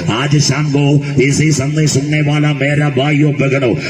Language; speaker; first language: Hindi; non-native, local second language; Malayalam